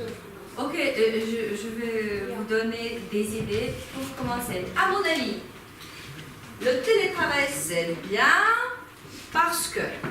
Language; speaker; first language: French; non-native, fluent; Ukrainian